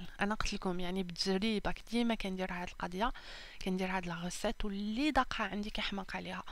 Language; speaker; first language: Arabic; native; Arabic